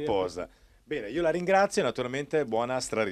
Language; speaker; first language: Italian; native; Italian